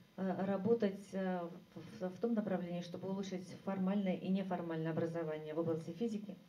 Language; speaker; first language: Russian; native; Russian